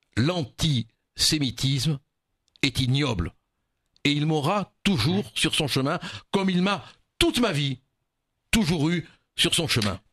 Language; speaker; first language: French; native; French